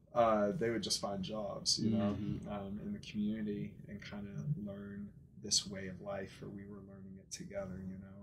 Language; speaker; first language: English; native; English